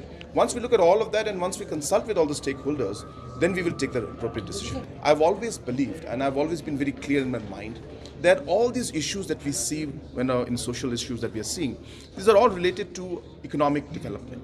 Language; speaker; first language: English; non-native, local second language; Garo